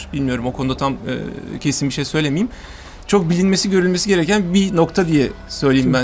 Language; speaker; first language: Turkish; native; Turkish